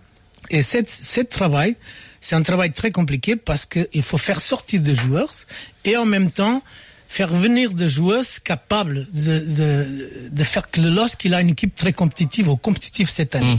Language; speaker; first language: French; non-native, fluent; Portuguese